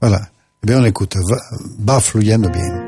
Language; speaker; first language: French; native; French